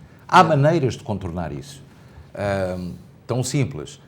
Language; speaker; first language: Portuguese; native; Portuguese